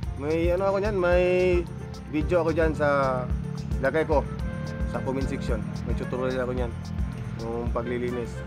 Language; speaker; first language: Filipino; non-native, local second language; Cebuano